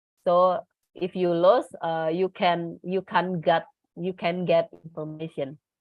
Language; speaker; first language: English; non-native, learner; Indonesian